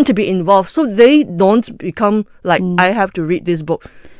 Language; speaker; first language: English; non-native, local second language; Cantonese